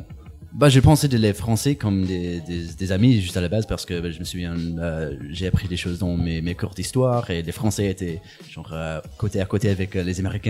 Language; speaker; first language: French; non-native, fluent; English